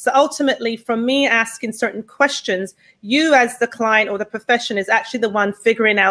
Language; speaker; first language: English; native; English